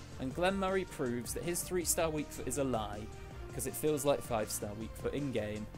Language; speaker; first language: English; native; English